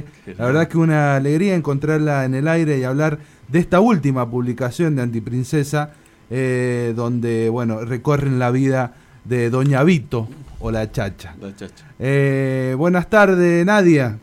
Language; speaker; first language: Spanish; native; Spanish